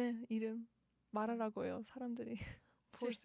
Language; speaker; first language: Korean; early bilingual, heritage; Korean